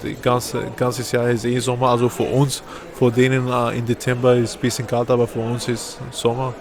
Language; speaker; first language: German; non-native, fluent; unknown